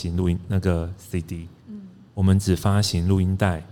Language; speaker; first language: Chinese; native; Chinese